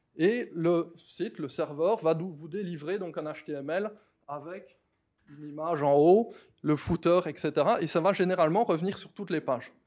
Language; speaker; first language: French; native; French